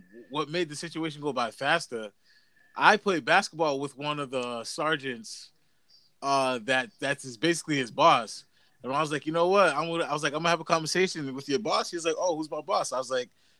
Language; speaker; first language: English; native; English